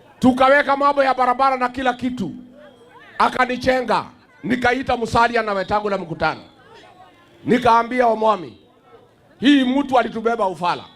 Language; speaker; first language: Swahili; non-native, local second language; Kikuyu